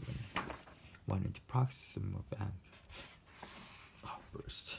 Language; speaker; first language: English; non-native, fluent; Japanese